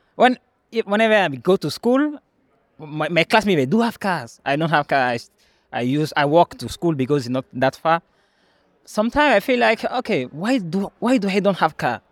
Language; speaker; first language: English; non-native, learner; French